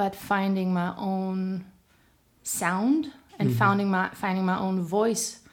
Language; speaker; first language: English; non-native, fluent; German